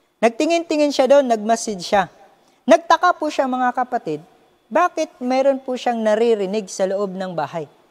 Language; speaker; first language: Filipino; native; Filipino